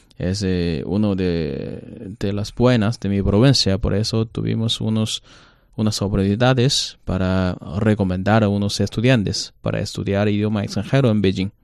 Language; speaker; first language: Spanish; non-native, learner; Chinese